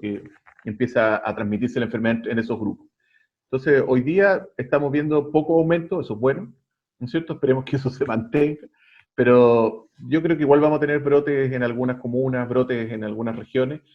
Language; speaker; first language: Spanish; native; Spanish